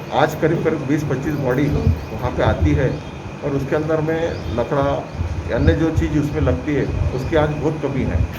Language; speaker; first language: Hindi; non-native, local second language; Marathi